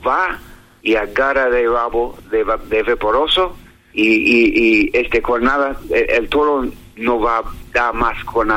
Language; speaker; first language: Spanish; non-native, learner; English